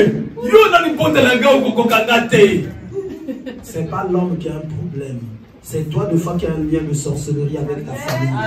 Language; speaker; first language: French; non-native, local second language; Lingala